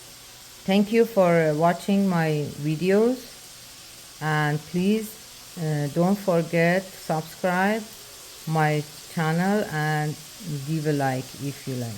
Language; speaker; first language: English; non-native, learner; Persian